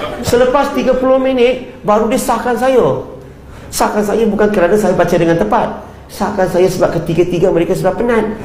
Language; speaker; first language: Malay; non-native, local second language; Chinese